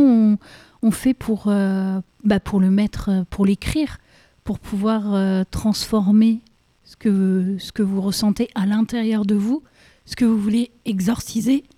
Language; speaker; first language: French; native; French